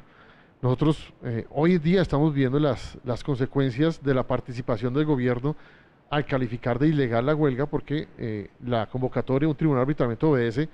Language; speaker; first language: Spanish; native; Spanish